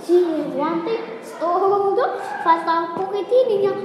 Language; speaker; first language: Spanish; non-native, learner; Arabic